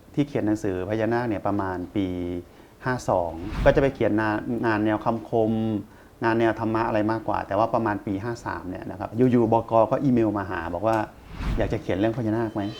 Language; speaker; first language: Thai; native; Thai